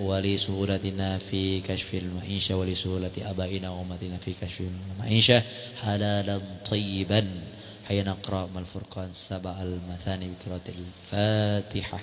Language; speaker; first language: Arabic; non-native, fluent; Indonesian